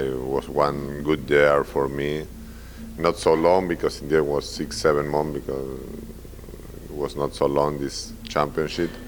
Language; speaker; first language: English; non-native, learner; Spanish